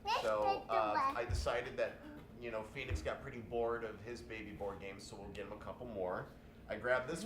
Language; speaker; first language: English; native; English